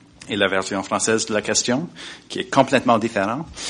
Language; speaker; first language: French; non-native, fluent; English